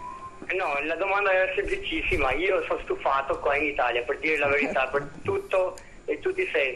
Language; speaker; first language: Italian; non-native, fluent; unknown